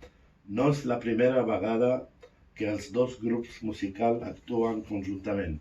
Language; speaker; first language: Catalan; non-native, fluent; Arabic